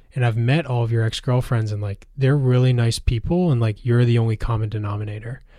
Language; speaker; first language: English; native; English